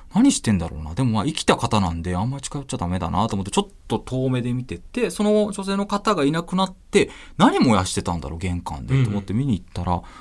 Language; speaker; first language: Japanese; native; Japanese